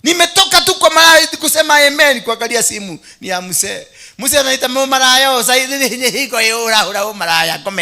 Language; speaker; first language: Swahili; non-native, local second language; Kikuyu